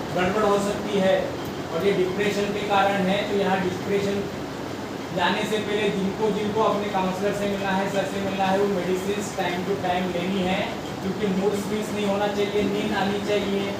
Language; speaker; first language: Hindi; non-native, local second language; Marathi